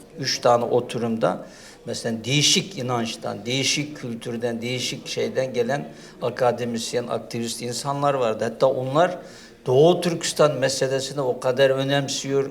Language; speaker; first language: Turkish; non-native, fluent; Uyghur